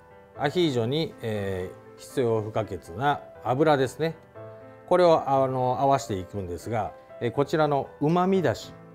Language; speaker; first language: Japanese; native; Japanese